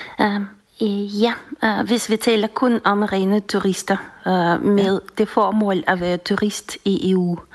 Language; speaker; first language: Danish; non-native, fluent; Russian